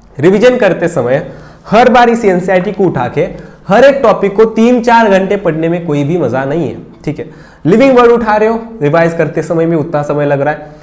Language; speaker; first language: Hindi; non-native, local second language; Marathi